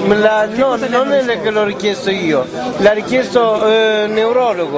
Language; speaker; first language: Italian; non-native, fluent; Albanian